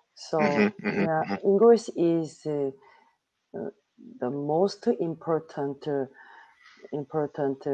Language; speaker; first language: English; non-native, learner; Korean